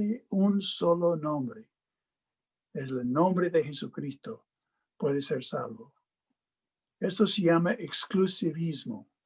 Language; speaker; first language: Spanish; non-native, fluent; English